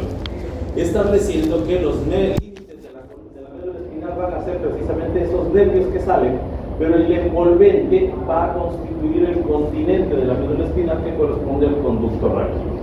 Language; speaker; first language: Spanish; native; Spanish